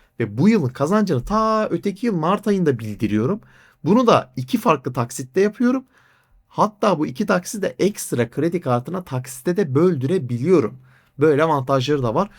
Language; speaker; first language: Turkish; native; Turkish